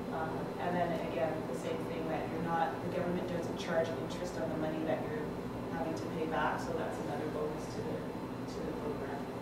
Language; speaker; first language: English; native; English